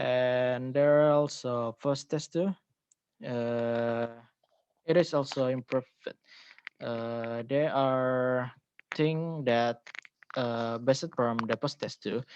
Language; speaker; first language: English; non-native, learner; Indonesian